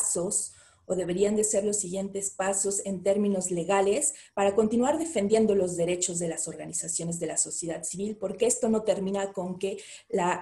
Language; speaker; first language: Spanish; native; Spanish